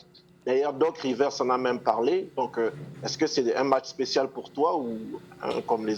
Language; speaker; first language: French; native; French